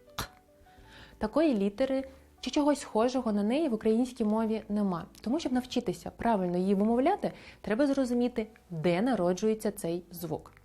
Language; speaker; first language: Ukrainian; non-native, local second language; Crimean Tatar